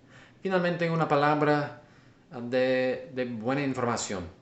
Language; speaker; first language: Spanish; non-native, learner; English